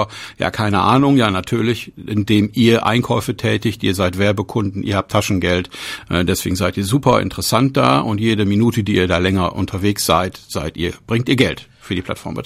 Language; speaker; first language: German; native; German